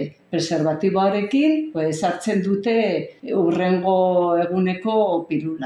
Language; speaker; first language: Basque; non-native, local second language; Spanish